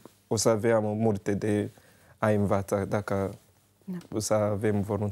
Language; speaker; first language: Romanian; non-native, learner; Kinyarwanda